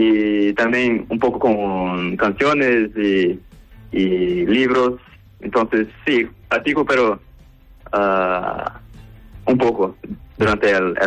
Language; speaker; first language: Spanish; non-native, learner; Portuguese